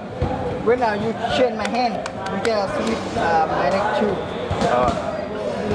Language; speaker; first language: English; non-native, learner; Thai